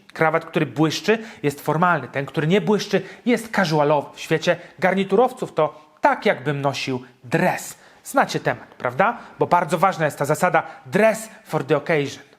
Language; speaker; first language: Polish; native; Polish